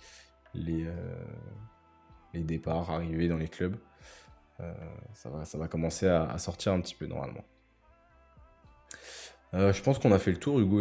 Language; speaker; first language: French; native; French